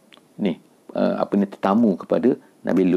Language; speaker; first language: Malay; native; Malay